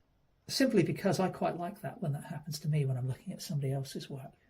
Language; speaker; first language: English; native; English